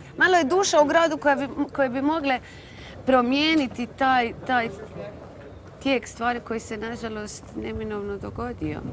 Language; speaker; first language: Croatian; native; Croatian